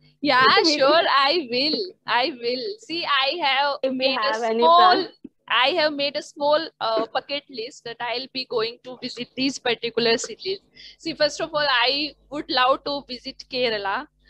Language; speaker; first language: English; non-native, learner; Hindi